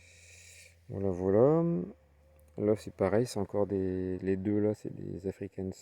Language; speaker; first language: French; native; French